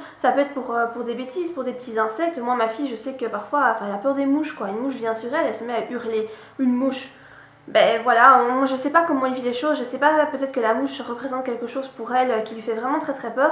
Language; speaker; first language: French; native; French